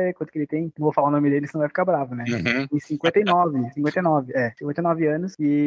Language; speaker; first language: Portuguese; native; Portuguese